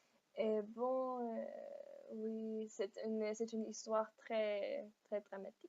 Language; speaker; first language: French; non-native, learner; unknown